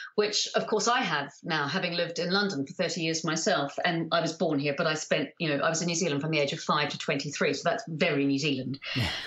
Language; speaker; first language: English; native; English